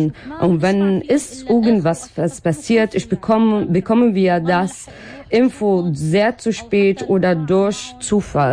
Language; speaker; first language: German; non-native, learner; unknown